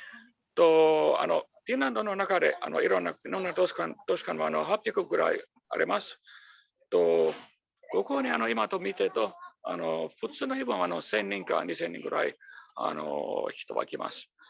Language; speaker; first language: Japanese; non-native, fluent; Finnish